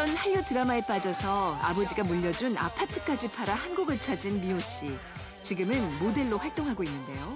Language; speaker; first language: Korean; native; Korean